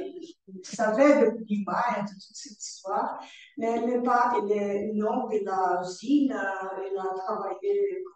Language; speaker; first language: French; non-native, learner; Portuguese